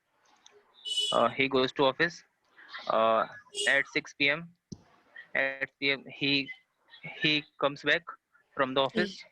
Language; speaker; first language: English; non-native, learner; Hindi